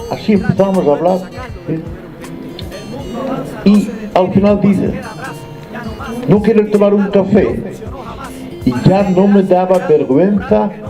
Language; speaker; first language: Spanish; non-native, fluent; Dutch